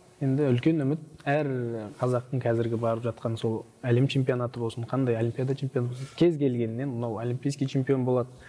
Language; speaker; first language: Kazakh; non-native, local second language; Uzbek